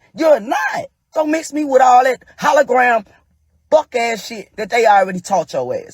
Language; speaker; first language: English; native; English